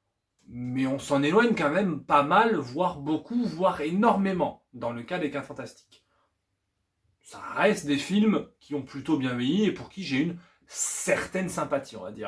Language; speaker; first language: French; native; French